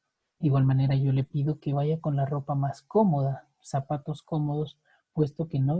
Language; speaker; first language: Spanish; native; Spanish